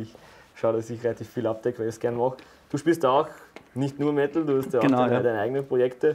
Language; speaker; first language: German; native; German